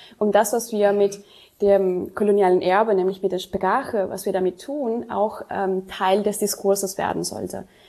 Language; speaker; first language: German; non-native, fluent; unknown